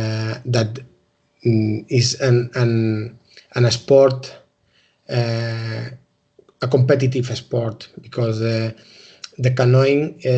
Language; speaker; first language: English; non-native, learner; Spanish